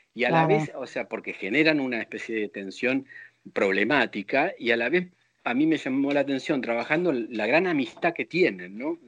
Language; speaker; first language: Spanish; native; Spanish